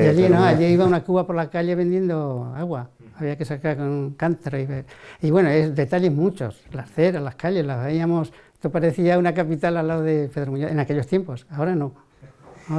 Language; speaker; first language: Spanish; native; Spanish